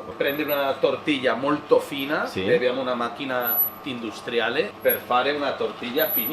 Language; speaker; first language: Italian; non-native, learner; Spanish